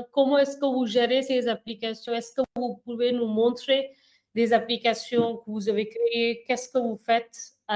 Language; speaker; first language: French; non-native, fluent; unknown